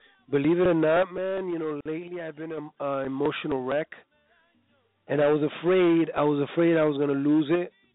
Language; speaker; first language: English; early bilingual, other home language; Spanish